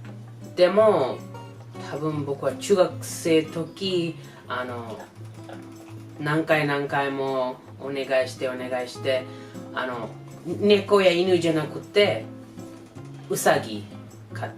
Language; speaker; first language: Japanese; non-native, learner; English